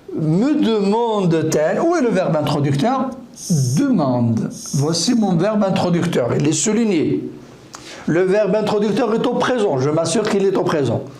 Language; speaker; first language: French; non-native, local second language; Arabic